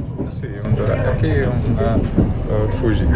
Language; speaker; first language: Spanish; non-native, fluent; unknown